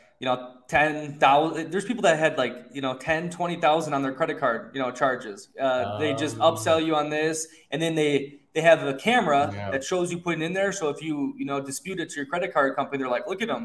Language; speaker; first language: English; native; English